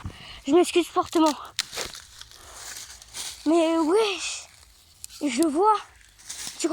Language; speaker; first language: French; native; French